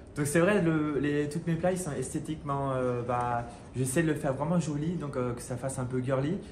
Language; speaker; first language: French; non-native, fluent; German